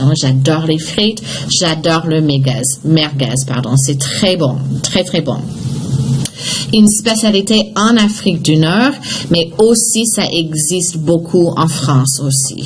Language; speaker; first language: French; non-native, fluent; English